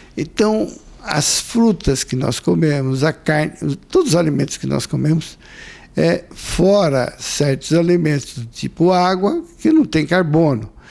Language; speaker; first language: Portuguese; native; Portuguese